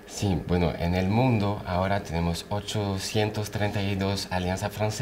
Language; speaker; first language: Spanish; non-native, fluent; French